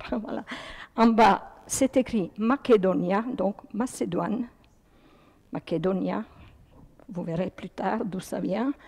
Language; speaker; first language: French; early bilingual, other home language; Croatian